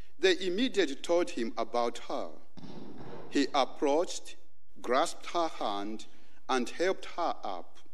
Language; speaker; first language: English; non-native, local second language; Bemba